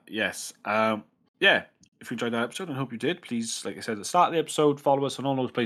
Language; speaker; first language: English; native; English